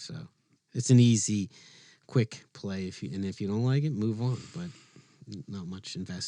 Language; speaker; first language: English; native; English